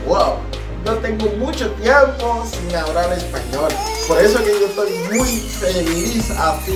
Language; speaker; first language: Spanish; non-native, learner; Haitian Creole